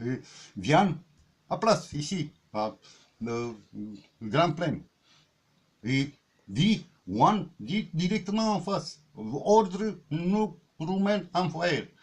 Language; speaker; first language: French; non-native, learner; Romanian